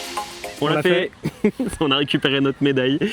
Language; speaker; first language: French; native; French